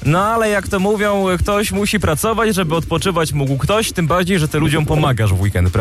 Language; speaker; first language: Polish; native; Polish